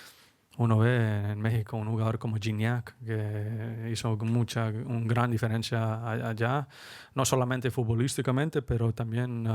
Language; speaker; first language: Spanish; early bilingual, heritage; Spanish